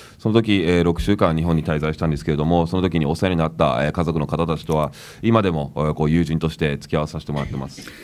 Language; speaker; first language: Japanese; native; Japanese